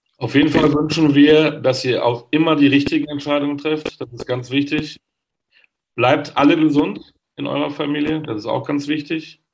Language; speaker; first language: German; native; German